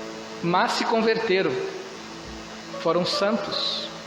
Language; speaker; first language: Portuguese; native; Portuguese